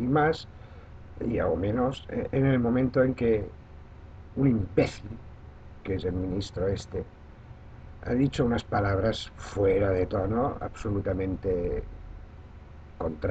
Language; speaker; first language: Spanish; non-native, local second language; Catalan